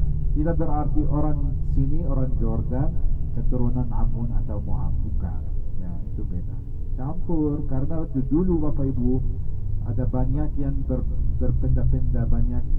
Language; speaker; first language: Indonesian; non-native, fluent; Arabic